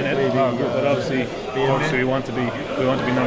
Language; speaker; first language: English; native; English